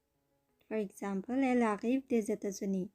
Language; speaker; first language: French; non-native, fluent; Bangla